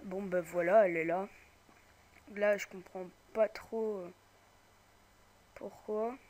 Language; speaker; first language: French; native; French